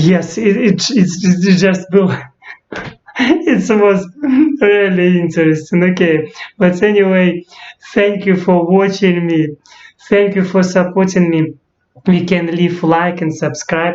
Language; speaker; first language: English; non-native, learner; Russian